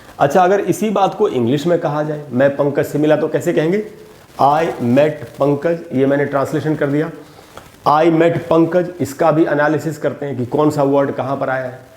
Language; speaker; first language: Hindi; native; Hindi